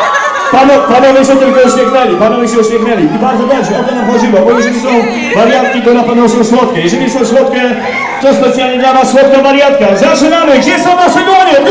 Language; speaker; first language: Polish; native; Polish